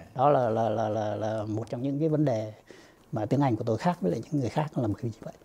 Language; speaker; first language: Vietnamese; native; Vietnamese